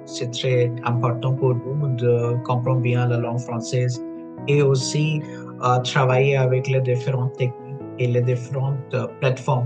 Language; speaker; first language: French; non-native, fluent; Punjabi